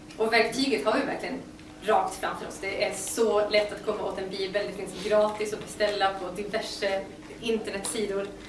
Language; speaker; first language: Swedish; native; Swedish